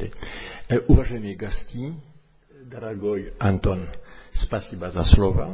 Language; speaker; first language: Russian; non-native, fluent; French